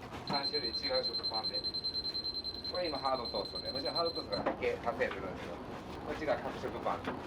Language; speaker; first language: Japanese; native; Japanese